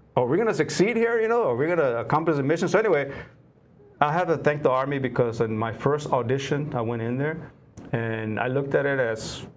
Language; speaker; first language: English; native; English